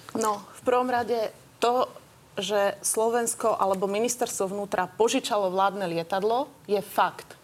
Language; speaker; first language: Slovak; native; Slovak